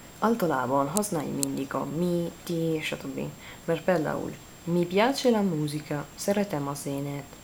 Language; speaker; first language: Hungarian; non-native, learner; Italian